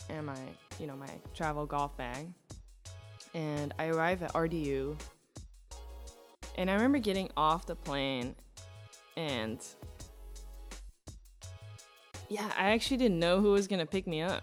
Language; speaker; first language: English; non-native, fluent; Dutch